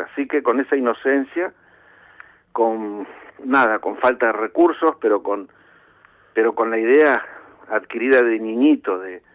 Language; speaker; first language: Spanish; native; Spanish